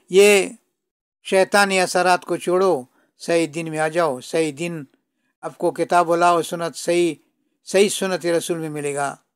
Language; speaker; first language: Urdu; non-native, local second language; Pashto